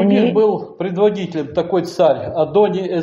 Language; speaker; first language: Polish; non-native, learner; Russian